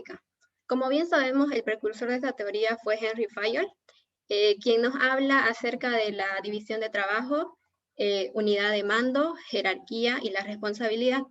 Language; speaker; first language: Spanish; native; Spanish